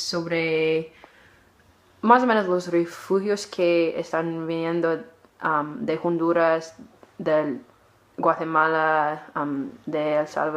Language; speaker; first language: Spanish; non-native, learner; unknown